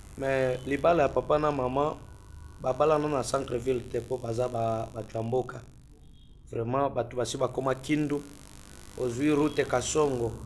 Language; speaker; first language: Lingala; non-native, local second language; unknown